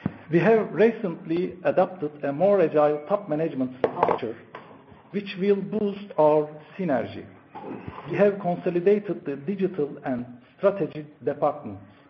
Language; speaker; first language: English; non-native, fluent; Turkish